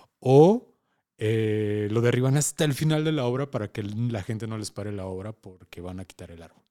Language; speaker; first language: Spanish; native; Spanish